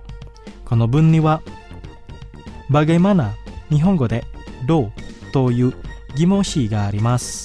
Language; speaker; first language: Japanese; non-native, fluent; Indonesian